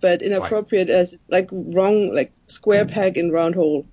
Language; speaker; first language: English; non-native, fluent; German